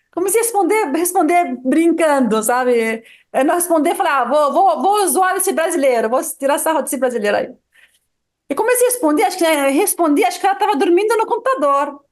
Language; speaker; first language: Portuguese; non-native, fluent; Arabic